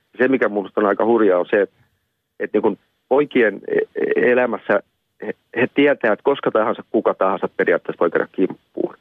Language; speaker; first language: Finnish; native; Finnish